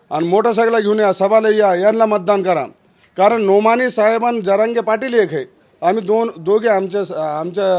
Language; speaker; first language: Marathi; non-native, local second language; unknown